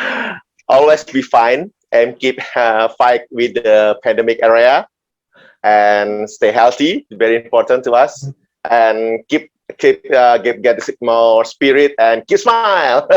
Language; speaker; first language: English; non-native, learner; Indonesian